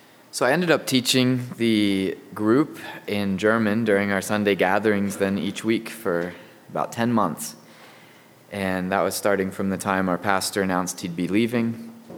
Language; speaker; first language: English; native; English